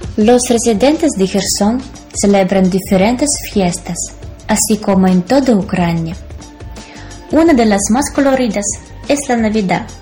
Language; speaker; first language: Spanish; non-native, fluent; Ukrainian